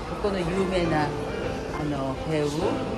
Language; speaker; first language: Japanese; non-native, fluent; Korean